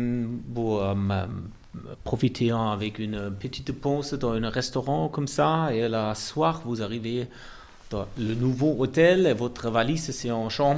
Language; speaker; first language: French; non-native, fluent; German